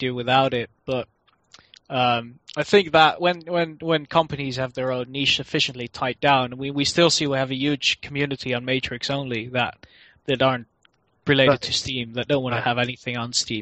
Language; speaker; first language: English; non-native, fluent; Dutch